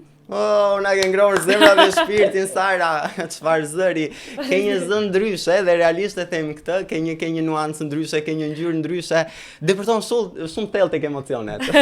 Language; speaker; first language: Albanian; native; Albanian